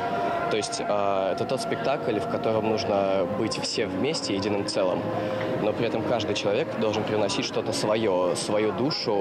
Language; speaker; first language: Russian; native; Russian